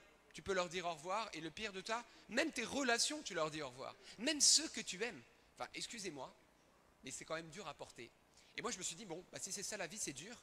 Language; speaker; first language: French; early bilingual, other home language; Arabic